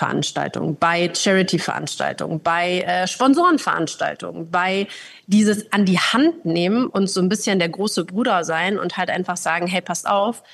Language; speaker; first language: German; native; German